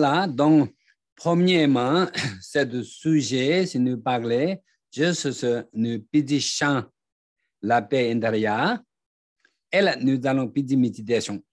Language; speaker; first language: French; non-native, learner; Tibetan